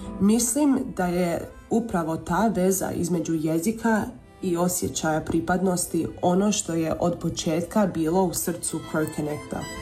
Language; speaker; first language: Croatian; early bilingual, heritage; Croatian